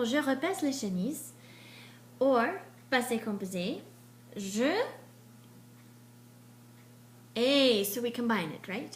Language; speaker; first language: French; non-native, fluent; English